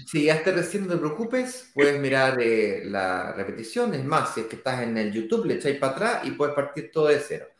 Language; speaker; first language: Spanish; native; Spanish